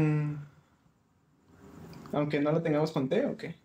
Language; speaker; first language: Spanish; native; Spanish